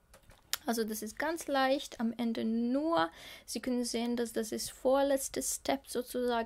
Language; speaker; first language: German; non-native, fluent; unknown